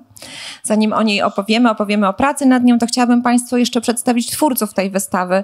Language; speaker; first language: Polish; native; Polish